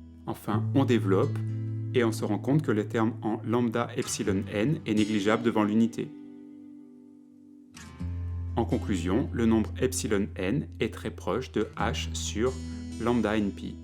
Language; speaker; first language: French; native; French